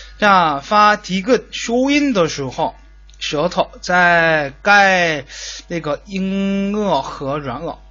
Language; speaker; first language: Chinese; non-native, fluent; Korean